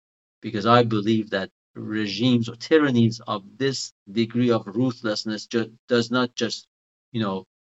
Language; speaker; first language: English; non-native, fluent; Persian